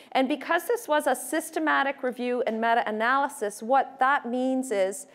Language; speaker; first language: English; native; English